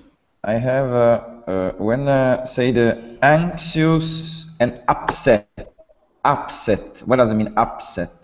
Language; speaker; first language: English; non-native, learner; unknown